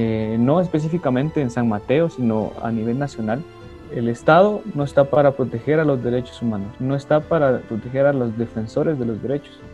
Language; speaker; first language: Spanish; native; Spanish